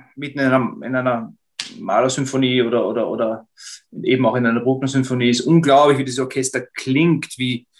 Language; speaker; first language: German; native; German